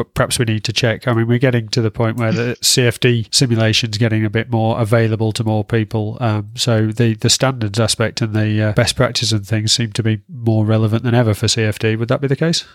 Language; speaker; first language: English; native; English